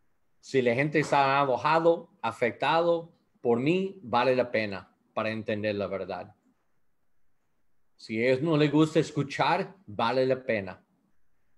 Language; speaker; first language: Spanish; non-native, learner; English